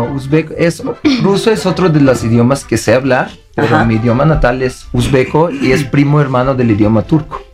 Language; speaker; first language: Spanish; non-native, fluent; Uzbek